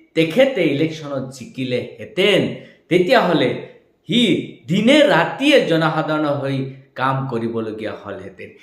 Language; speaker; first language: Assamese; non-native, local second language; Bangla